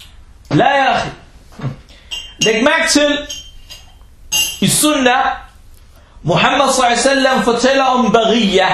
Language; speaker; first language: Danish; early bilingual, other home language; Arabic